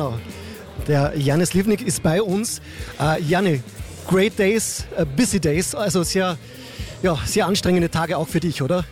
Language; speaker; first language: German; native; German